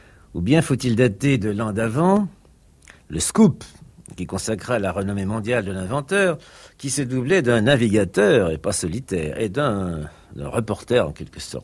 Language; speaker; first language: French; native; French